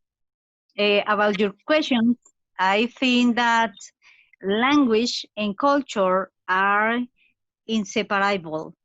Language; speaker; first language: English; non-native, fluent; Spanish